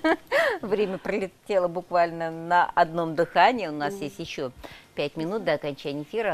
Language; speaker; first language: Russian; native; Russian